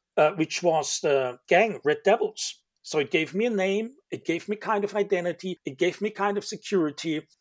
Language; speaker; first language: English; non-native, fluent; German